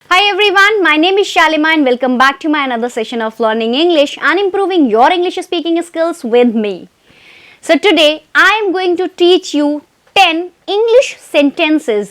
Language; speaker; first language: English; non-native, fluent; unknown